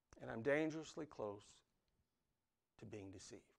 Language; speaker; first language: English; native; English